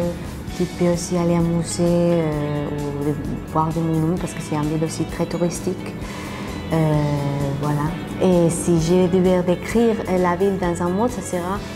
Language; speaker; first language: French; non-native, fluent; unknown